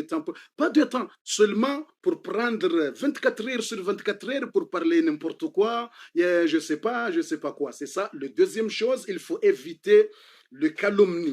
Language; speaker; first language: French; non-native, learner; Comorian